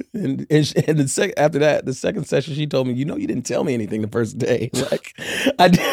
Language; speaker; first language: English; native; English